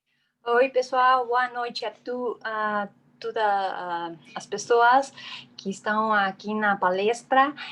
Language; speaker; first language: Portuguese; non-native, fluent; Spanish